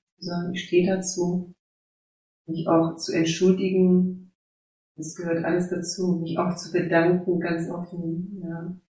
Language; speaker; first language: German; early bilingual, heritage; German